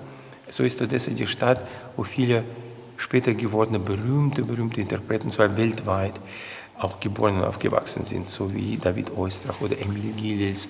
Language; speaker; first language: German; non-native, fluent; Russian